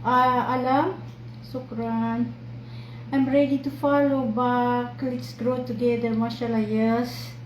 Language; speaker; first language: English; non-native, learner; Filipino